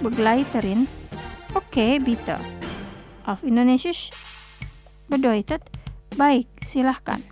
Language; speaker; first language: German; non-native, fluent; Indonesian